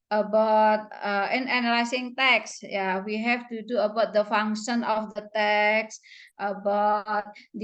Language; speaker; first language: English; non-native, fluent; Indonesian